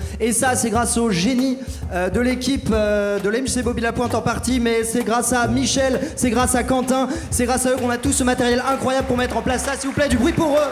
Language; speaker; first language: French; native; French